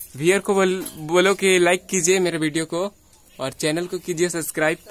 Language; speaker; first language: Hindi; native; Hindi